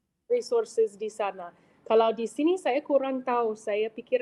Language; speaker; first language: Indonesian; non-native, fluent; English